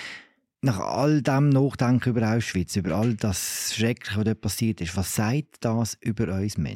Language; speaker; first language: German; native; German